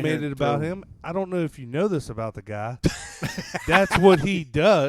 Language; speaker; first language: English; native; English